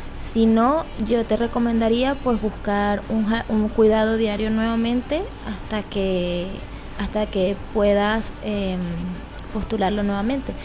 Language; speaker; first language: Spanish; native; Spanish